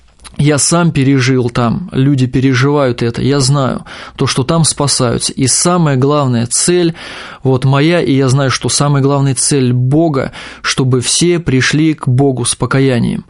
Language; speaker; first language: Russian; native; Russian